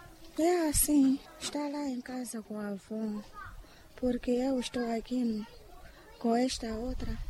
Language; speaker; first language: Portuguese; non-native, local second language; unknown